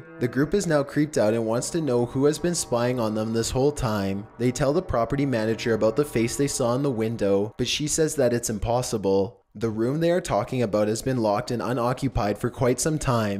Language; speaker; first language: English; native; English